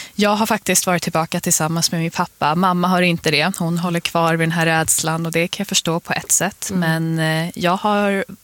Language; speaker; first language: Swedish; early bilingual, other home language; Persian